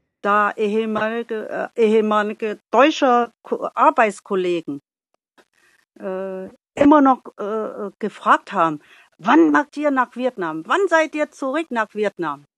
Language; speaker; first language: German; non-native, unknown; Vietnamese